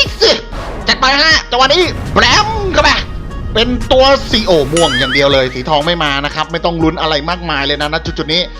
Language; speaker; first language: Thai; native; Thai